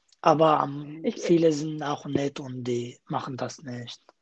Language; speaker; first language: German; non-native, learner; Kurdish